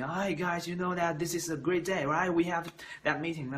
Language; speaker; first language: English; non-native, fluent; Chinese